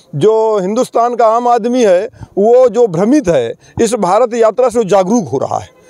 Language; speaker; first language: Hindi; native; Hindi